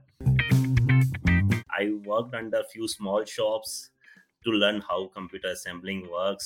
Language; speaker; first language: English; non-native, local second language; Hindi